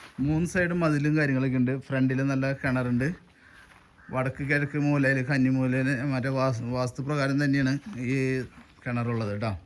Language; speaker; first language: Malayalam; native; Malayalam